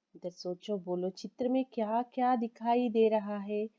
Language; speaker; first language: Hindi; non-native, local second language; Telugu